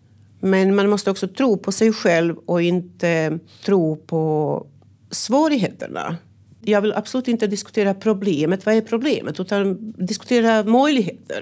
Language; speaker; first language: Swedish; non-native, fluent; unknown